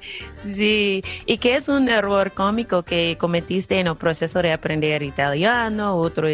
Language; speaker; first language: Spanish; non-native, fluent; English